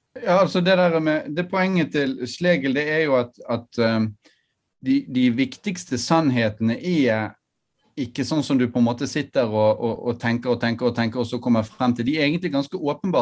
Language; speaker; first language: Norwegian; native; Norwegian